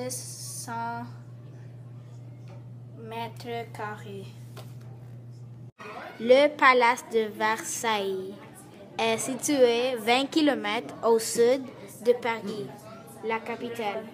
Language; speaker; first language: French; non-native, learner; English